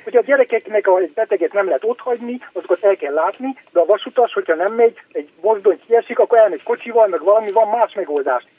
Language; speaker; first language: Hungarian; native; Hungarian